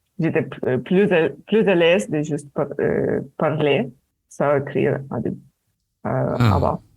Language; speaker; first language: French; non-native, fluent; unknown